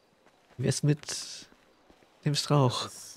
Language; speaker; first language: German; native; German